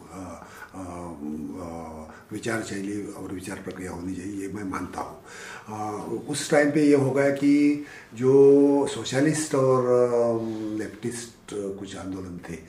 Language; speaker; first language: Hindi; non-native, local second language; Marathi